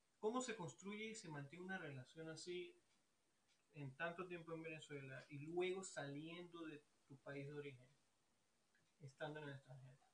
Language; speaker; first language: Spanish; native; Spanish